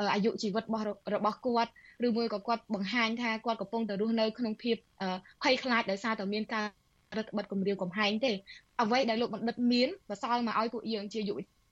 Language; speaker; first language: Khmer; native; Khmer